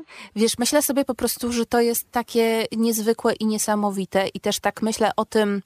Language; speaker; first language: Polish; native; Polish